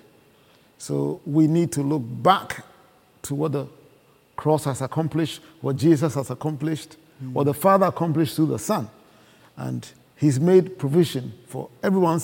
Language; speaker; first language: English; non-native, local second language; Akan